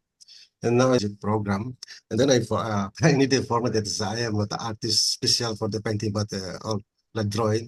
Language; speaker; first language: English; non-native, learner; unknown